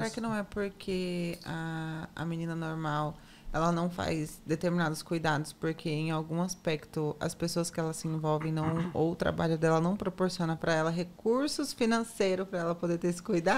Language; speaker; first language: Portuguese; native; Portuguese